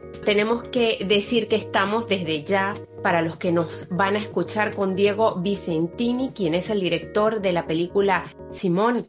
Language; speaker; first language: Spanish; native; Spanish